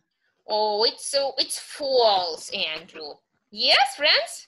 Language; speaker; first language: English; non-native, fluent; Russian